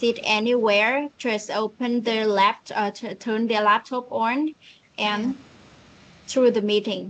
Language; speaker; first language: English; non-native, fluent; Vietnamese